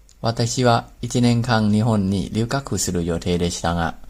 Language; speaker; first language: Japanese; non-native, learner; Thai